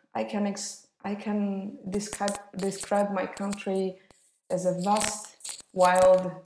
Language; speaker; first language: English; non-native, fluent; Russian